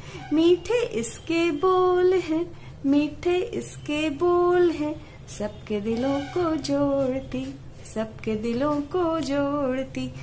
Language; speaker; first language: Hindi; native; Hindi